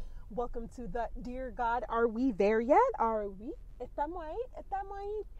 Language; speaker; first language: English; early bilingual, other home language; Spanish